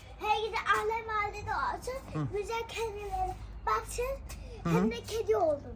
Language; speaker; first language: Turkish; early bilingual, heritage; Turkish